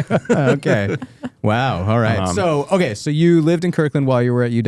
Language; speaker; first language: English; native; English